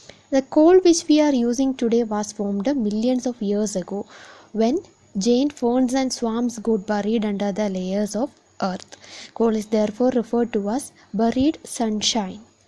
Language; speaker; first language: English; non-native, local second language; Malayalam